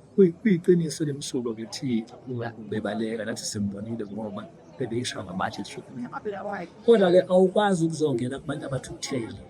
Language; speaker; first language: Zulu; native; Zulu